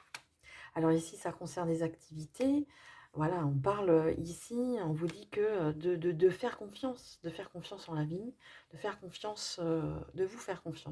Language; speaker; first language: French; native; French